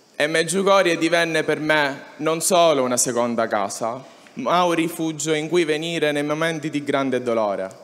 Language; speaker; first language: Italian; native; Italian